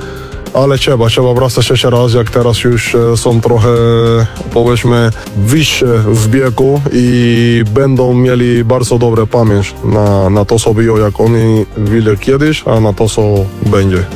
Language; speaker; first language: Polish; non-native, learner; Spanish